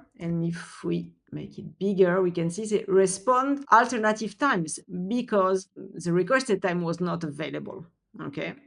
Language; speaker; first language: English; non-native, fluent; French